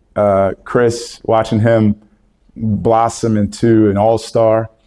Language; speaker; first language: English; native; English